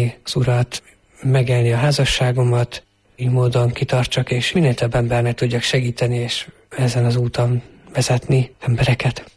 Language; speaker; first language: Hungarian; native; Hungarian